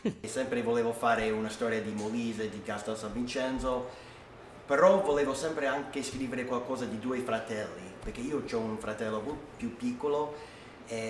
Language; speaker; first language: Italian; non-native, learner; English